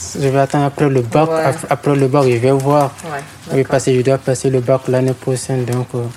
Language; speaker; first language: French; non-native, learner; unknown